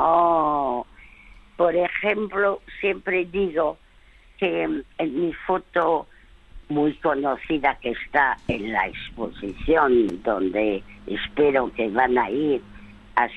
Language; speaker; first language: Spanish; early bilingual, other home language; French